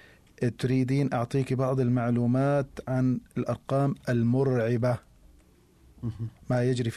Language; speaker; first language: Arabic; native; Arabic